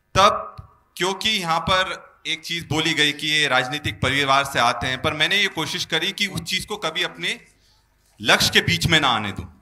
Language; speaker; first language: Hindi; native; Hindi